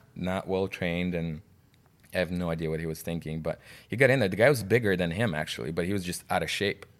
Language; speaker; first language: English; non-native, fluent; Russian